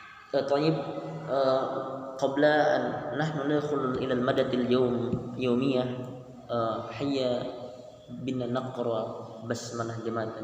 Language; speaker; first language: Arabic; non-native, learner; Indonesian